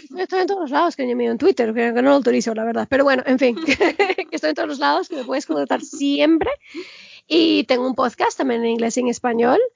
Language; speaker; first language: Spanish; early bilingual, heritage; Spanish